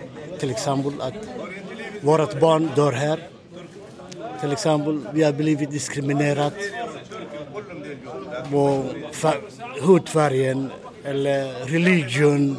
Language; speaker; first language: Swedish; non-native, learner; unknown